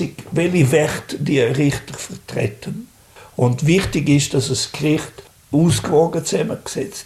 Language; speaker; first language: German; native; German